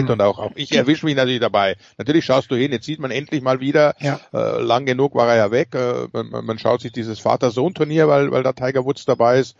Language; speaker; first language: German; native; German